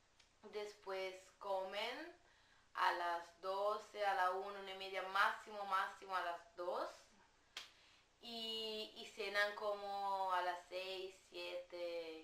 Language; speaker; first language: Spanish; non-native, fluent; Italian